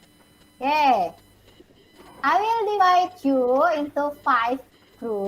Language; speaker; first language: English; non-native, learner; Indonesian